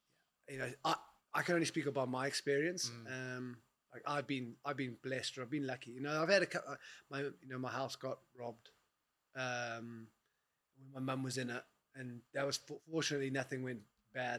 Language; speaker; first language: English; native; English